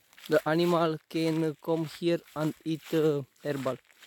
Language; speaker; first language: English; non-native, learner; Romanian